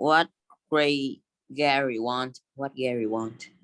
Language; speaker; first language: English; non-native, learner; Vietnamese